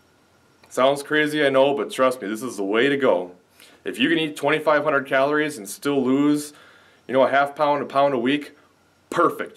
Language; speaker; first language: English; native; English